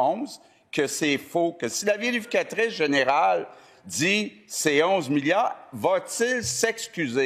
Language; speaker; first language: French; native; French